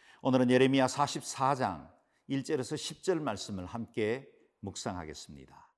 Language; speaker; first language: Korean; native; Korean